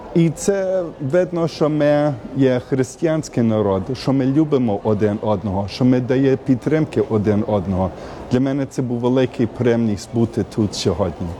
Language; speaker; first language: Ukrainian; early bilingual, heritage; Ukrainian